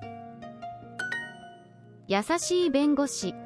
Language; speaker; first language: Japanese; non-native, learner; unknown